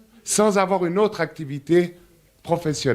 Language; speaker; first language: French; native; French